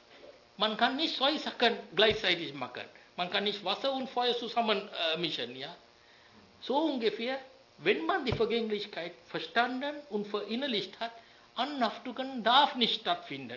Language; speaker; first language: German; non-native, learner; Sinhala